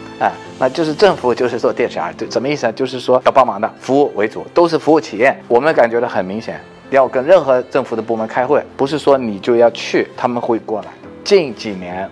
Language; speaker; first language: Chinese; non-native, fluent; Danish